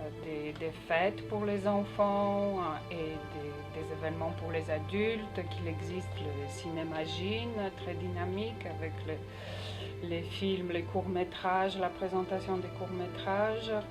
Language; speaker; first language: French; non-native, fluent; Polish